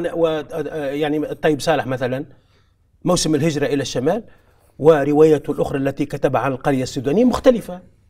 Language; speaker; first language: Arabic; native; Arabic